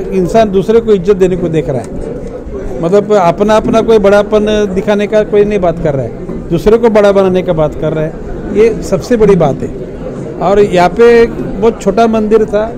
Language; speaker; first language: Hindi; non-native, local second language; Marathi